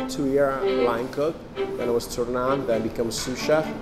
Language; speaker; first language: English; non-native, fluent; Italian